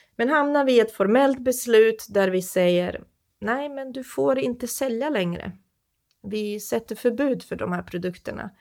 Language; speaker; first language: Swedish; non-native, fluent; Croatian